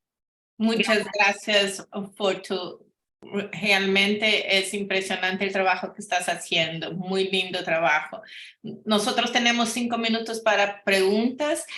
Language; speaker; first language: Spanish; non-native, fluent; Portuguese